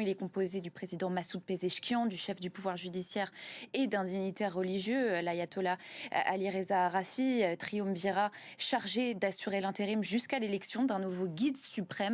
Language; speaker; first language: French; native; French